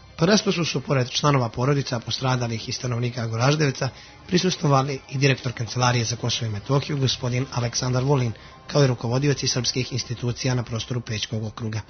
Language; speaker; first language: Serbian; native; Serbian